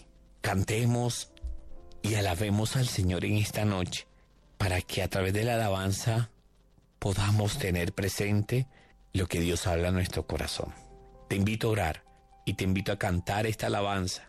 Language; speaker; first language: Spanish; native; Spanish